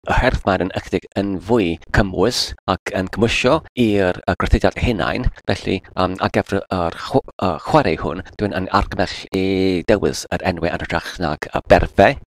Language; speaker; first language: Welsh; non-native, learner; English